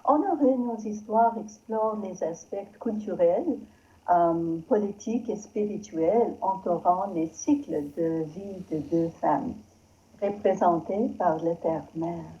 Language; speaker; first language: French; non-native, learner; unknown